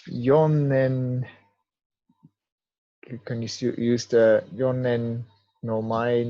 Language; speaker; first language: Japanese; non-native, learner; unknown